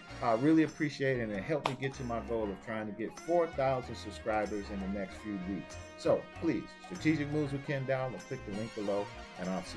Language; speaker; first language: English; native; English